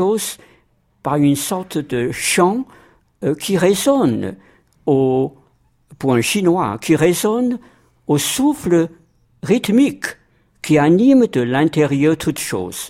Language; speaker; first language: French; non-native, fluent; Chinese